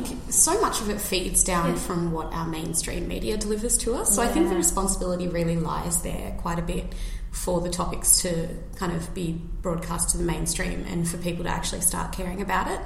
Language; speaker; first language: English; native; English